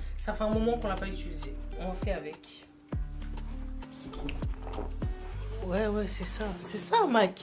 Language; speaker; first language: French; native; French